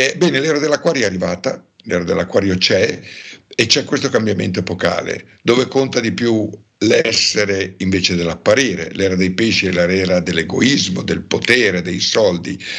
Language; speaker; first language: Italian; native; Italian